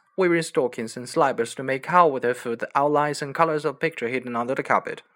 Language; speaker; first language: English; non-native, fluent; Chinese